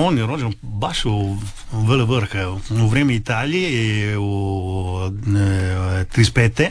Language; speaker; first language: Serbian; early bilingual, heritage; Italian